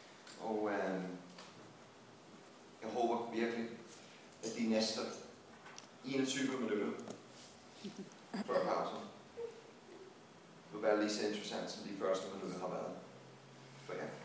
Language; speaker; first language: Danish; non-native, fluent; English